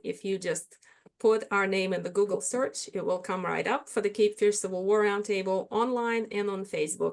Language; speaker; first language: English; non-native, fluent; Russian